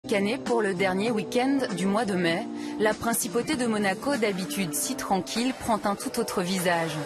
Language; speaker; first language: French; native; French